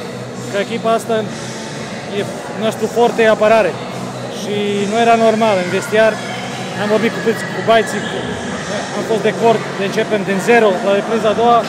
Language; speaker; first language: Romanian; non-native, fluent; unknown